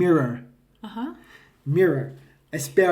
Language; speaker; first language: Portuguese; non-native, fluent; English